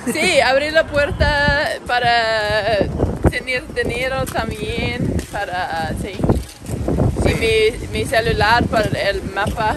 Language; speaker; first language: Spanish; non-native, learner; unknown